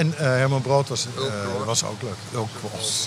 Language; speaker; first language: Dutch; native; Dutch